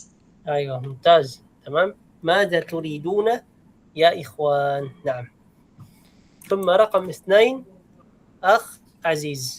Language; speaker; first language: Arabic; non-native, fluent; Filipino